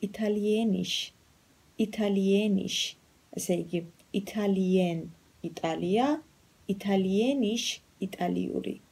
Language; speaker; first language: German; non-native, fluent; Georgian